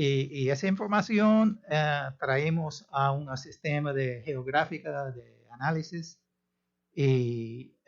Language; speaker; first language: Spanish; non-native, fluent; English